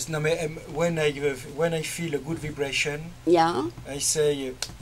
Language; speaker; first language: English; non-native, learner; French